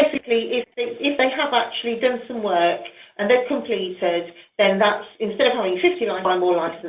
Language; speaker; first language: English; native; English